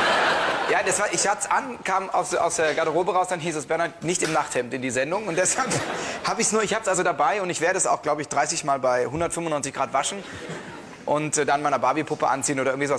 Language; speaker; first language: German; native; German